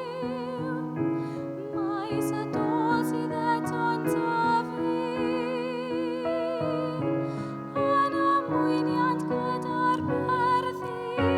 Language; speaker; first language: Welsh; native; Welsh